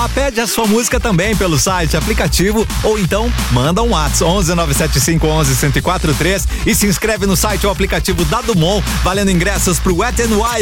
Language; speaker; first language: Portuguese; native; Portuguese